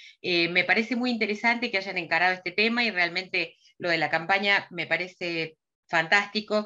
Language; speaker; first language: Spanish; native; Spanish